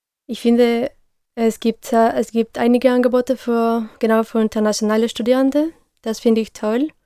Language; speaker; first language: German; non-native, fluent; Spanish